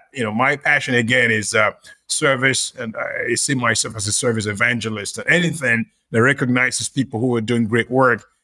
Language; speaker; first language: English; non-native, local second language; Yoruba